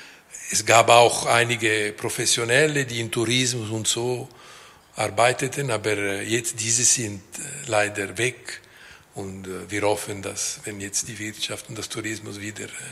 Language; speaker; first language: German; non-native, local second language; Italian